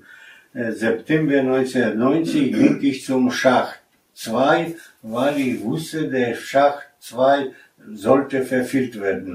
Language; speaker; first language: German; non-native, fluent; Polish